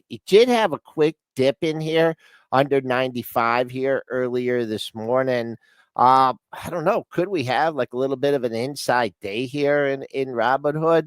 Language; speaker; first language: English; native; English